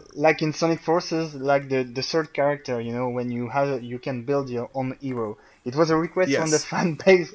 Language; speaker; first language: English; non-native, fluent; French